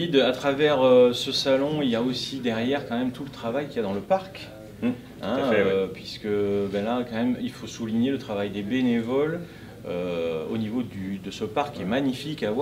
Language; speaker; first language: French; native; French